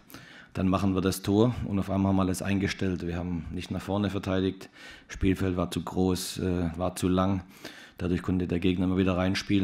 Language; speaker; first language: German; native; German